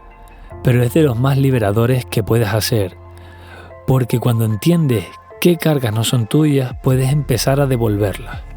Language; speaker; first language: Spanish; native; Spanish